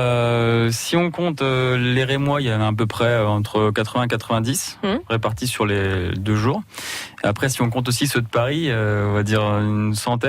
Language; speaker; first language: French; native; French